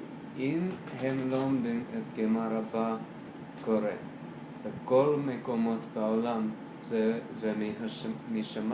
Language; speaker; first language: Hebrew; non-native, learner; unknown